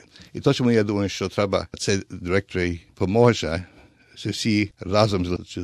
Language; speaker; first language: Ukrainian; early bilingual, heritage; Ukrainian